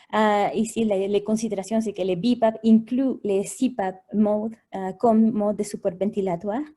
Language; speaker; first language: French; non-native, fluent; Spanish